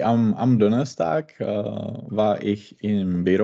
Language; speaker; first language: German; non-native, learner; Czech